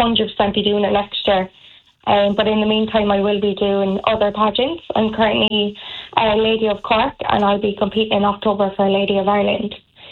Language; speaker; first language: English; native; English